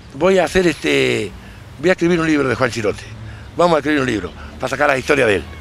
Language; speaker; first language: Spanish; native; Spanish